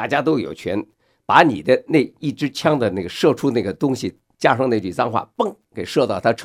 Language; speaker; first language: Chinese; native; Chinese